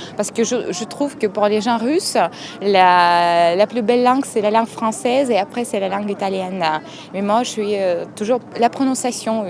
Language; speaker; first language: French; non-native, fluent; Romanian